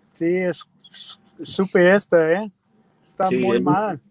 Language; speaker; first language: Spanish; non-native, learner; English